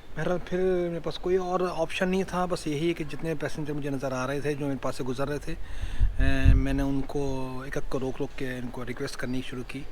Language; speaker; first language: Urdu; non-native, local second language; Punjabi